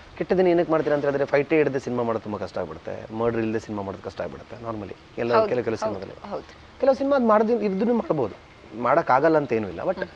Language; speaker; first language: Kannada; non-native, local second language; Tulu